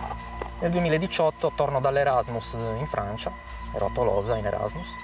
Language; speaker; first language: Italian; native; Italian